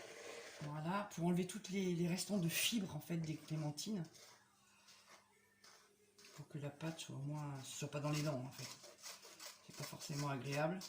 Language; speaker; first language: French; native; French